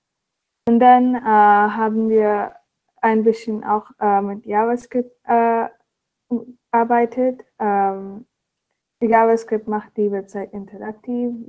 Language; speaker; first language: German; non-native, learner; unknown